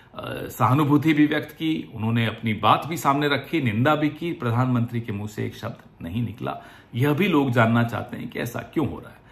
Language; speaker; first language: Hindi; native; Hindi